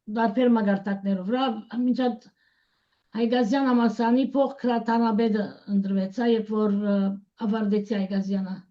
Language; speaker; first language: Armenian; early bilingual, heritage; Armenian